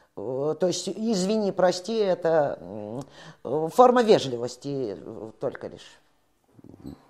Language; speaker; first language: Russian; native; Russian